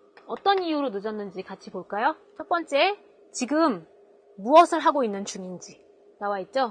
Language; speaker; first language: Korean; native; Korean